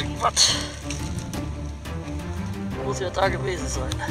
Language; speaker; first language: German; native; German